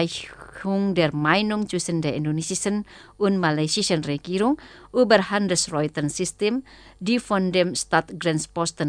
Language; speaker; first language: German; non-native, fluent; Indonesian